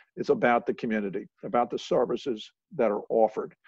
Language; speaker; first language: English; native; English